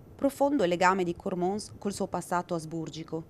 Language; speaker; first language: Italian; native; Italian